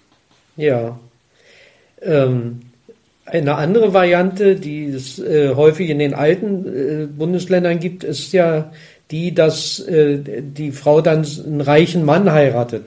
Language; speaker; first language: German; native; German